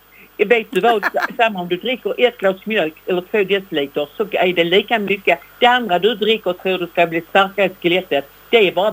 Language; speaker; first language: Swedish; native; Swedish